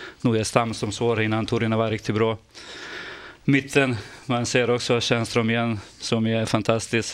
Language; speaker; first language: Swedish; non-native, fluent; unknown